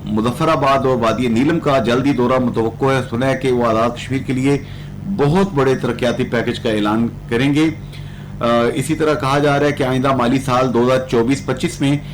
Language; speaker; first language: Urdu; non-native, local second language; Punjabi